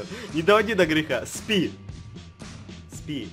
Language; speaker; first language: Russian; native; Russian